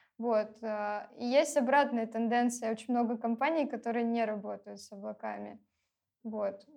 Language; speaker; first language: Russian; native; Russian